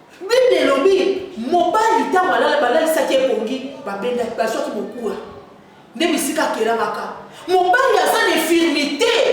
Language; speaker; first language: Lingala; native; Lingala